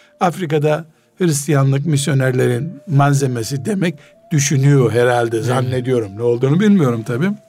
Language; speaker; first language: Turkish; native; Turkish